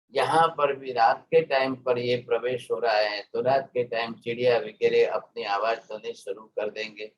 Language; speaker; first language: Hindi; non-native, local second language; Gujarati